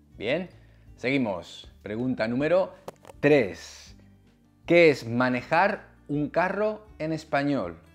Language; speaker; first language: Spanish; native; Spanish